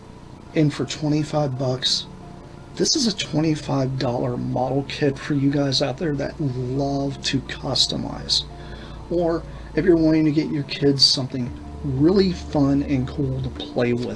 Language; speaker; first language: English; native; English